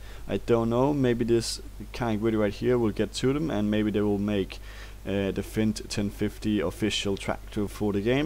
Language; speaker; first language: English; non-native, fluent; Danish